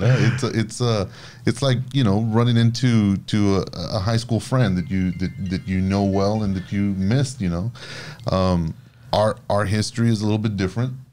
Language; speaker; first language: English; early bilingual, other home language; Spanish